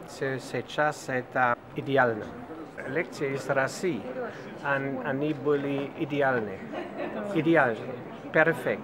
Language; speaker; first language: Russian; non-native, learner; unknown